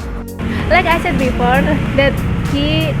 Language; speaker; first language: English; non-native, learner; Indonesian